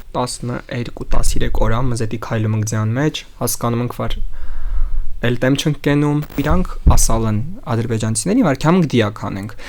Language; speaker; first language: Armenian; native; Armenian